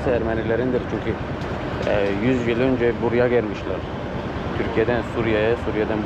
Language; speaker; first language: Turkish; early bilingual, heritage; Armenian